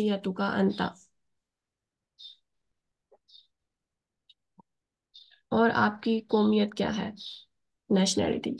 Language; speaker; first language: Urdu; native; Urdu